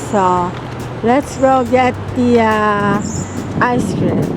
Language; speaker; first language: English; non-native, fluent; Japanese